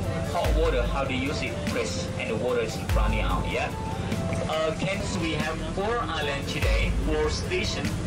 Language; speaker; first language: English; non-native, learner; Thai